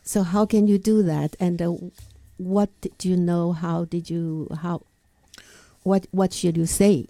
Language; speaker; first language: English; non-native, learner; Chinese